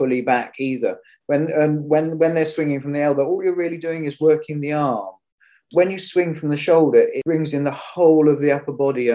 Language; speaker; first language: English; native; English